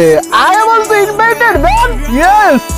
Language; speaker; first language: English; non-native, learner; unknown